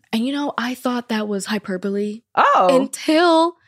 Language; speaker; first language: English; native; English